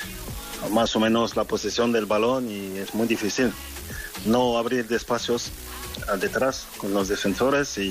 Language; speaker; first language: Spanish; non-native, learner; French